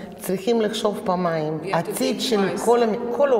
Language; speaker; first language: Hebrew; non-native, fluent; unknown